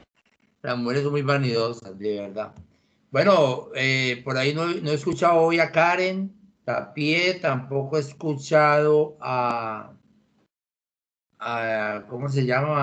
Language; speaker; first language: Spanish; native; Spanish